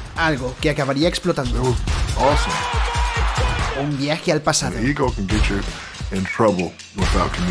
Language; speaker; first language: Spanish; native; Spanish